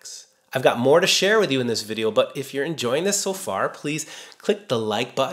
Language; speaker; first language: English; native; English